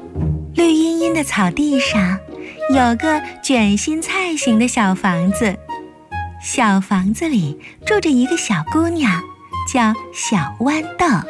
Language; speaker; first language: Chinese; native; Chinese